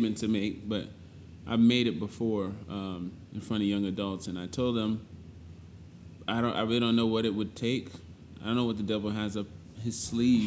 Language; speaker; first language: English; native; English